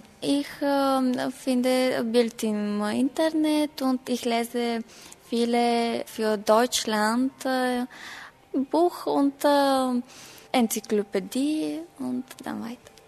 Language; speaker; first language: German; non-native, learner; Bulgarian